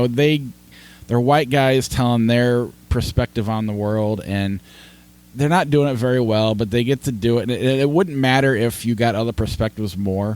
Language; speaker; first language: English; native; English